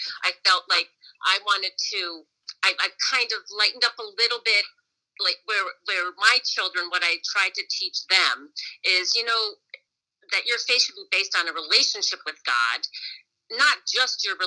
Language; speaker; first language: English; native; English